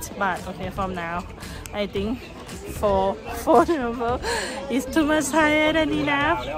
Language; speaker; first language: English; non-native, learner; Thai